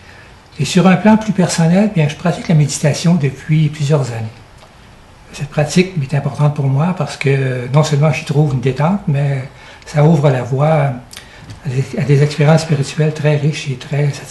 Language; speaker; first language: French; native; French